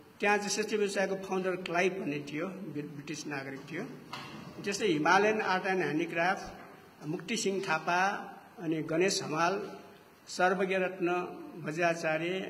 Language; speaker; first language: Nepali; non-native, local second language; Newari